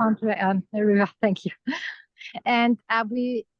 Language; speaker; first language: English; non-native, fluent; German